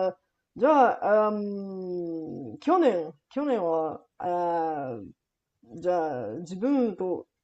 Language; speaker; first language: Japanese; non-native, learner; Bulgarian